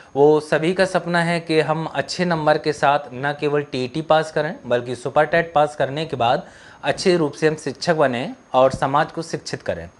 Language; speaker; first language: Hindi; native; Hindi